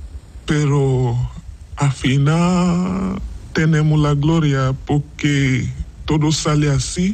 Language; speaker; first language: Spanish; non-native, learner; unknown